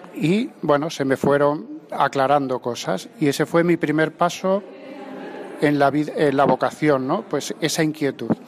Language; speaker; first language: Spanish; native; Spanish